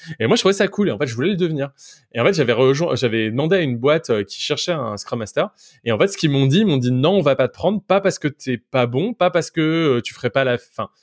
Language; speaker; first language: French; native; French